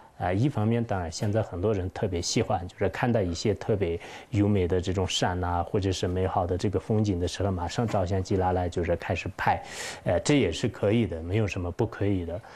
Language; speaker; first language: Chinese; non-native, local second language; Tibetan